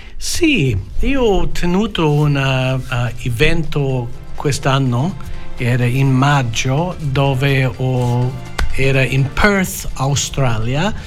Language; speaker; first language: Italian; non-native, fluent; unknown